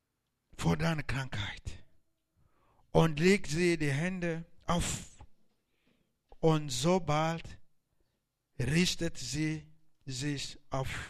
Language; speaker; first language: German; non-native, learner; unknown